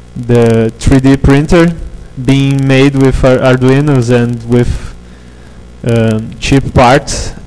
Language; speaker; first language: English; non-native, fluent; Portuguese